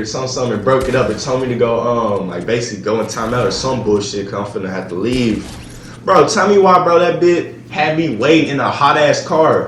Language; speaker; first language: English; native; English